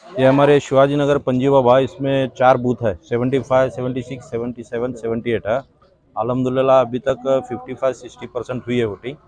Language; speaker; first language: Hindi; native; Hindi